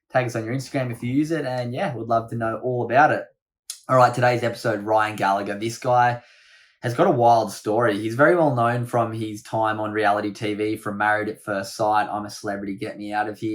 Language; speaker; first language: English; native; English